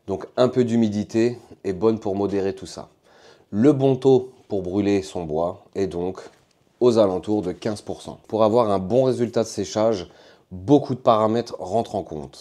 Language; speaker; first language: French; native; French